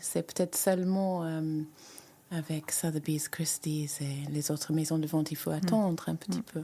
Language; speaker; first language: French; native; French